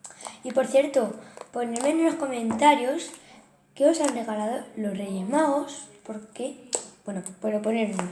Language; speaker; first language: Spanish; native; Spanish